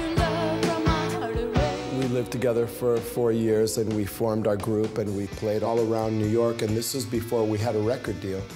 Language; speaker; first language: English; native; English